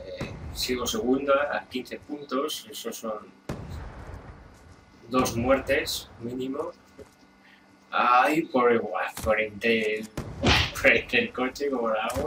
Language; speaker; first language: Spanish; native; Spanish